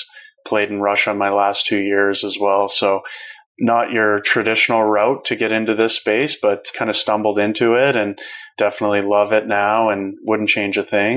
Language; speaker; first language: English; native; English